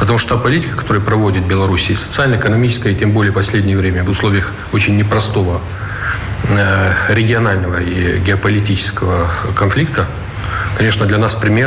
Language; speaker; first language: Russian; non-native, local second language; Romanian